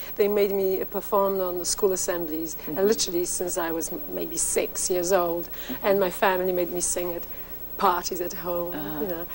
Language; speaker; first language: English; non-native, fluent; Polish